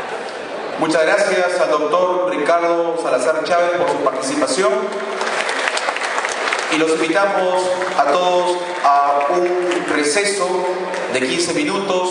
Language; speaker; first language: Spanish; native; Spanish